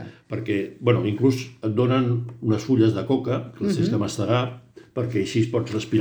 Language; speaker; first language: Catalan; native; Catalan